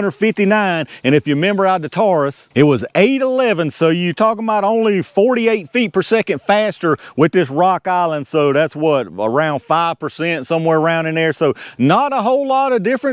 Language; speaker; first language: English; native; English